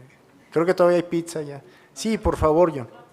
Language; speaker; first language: Spanish; native; Spanish